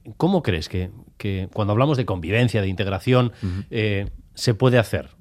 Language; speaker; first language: Spanish; native; Spanish